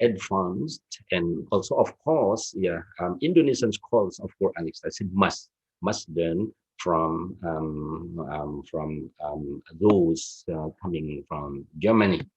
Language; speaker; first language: English; non-native, fluent; Indonesian